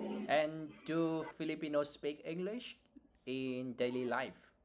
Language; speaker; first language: English; non-native, learner; Vietnamese